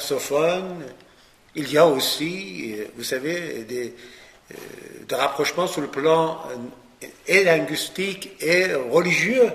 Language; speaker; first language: French; non-native, fluent; Persian